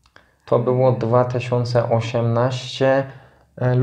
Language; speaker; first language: Polish; non-native, fluent; Turkish